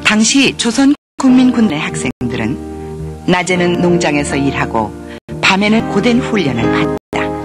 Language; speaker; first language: Korean; native; Korean